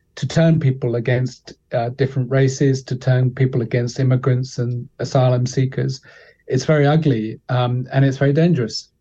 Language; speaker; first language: English; native; English